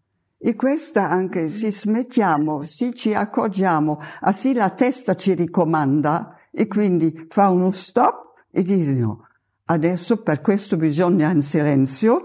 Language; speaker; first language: Italian; non-native, fluent; German